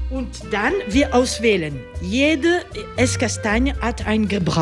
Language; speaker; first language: German; non-native, fluent; French